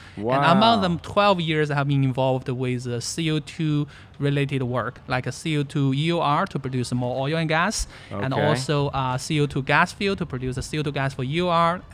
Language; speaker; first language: English; non-native, fluent; Chinese